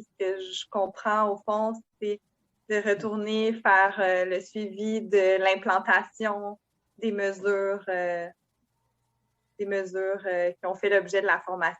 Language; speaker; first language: French; native; French